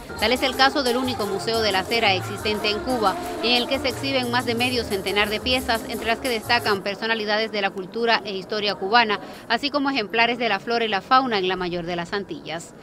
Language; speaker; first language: Spanish; native; Spanish